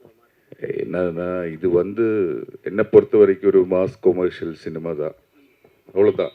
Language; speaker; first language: Tamil; non-native, learner; Malayalam